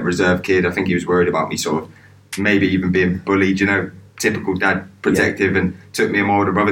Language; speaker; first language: English; native; English